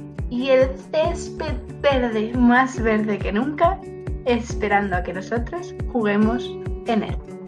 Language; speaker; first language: Spanish; native; Spanish